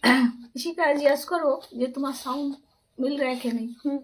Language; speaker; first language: Hindi; non-native, local second language; Bangla